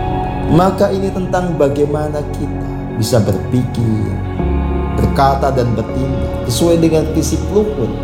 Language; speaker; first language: Indonesian; native; Indonesian